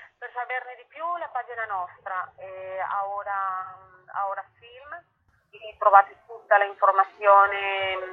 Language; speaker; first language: Italian; non-native, fluent; Spanish